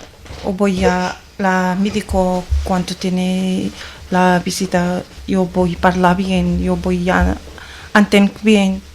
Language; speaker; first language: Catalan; non-native, learner; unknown